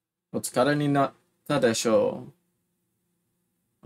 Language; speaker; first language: Japanese; non-native, learner; English